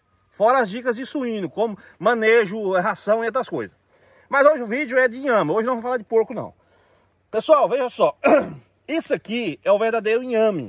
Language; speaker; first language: Portuguese; native; Portuguese